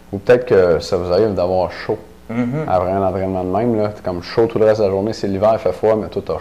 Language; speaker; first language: French; native; French